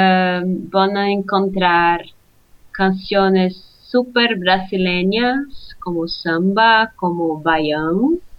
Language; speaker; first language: Spanish; non-native, fluent; Portuguese